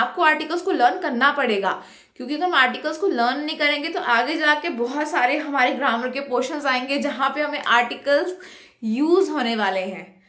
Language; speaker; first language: Hindi; native; Hindi